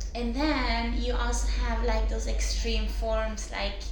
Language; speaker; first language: English; non-native, fluent; German